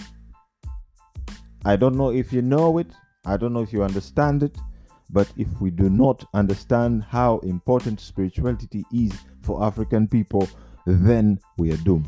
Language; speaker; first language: English; non-native, local second language; Ganda